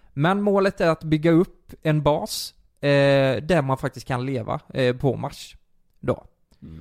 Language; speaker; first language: Swedish; native; Swedish